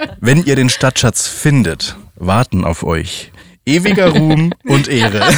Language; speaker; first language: German; native; German